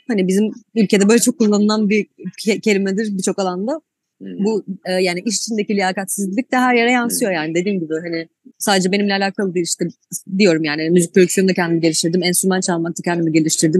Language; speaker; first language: Turkish; native; Turkish